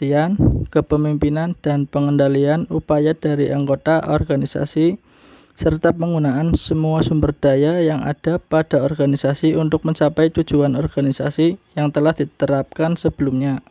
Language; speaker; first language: Indonesian; native; Indonesian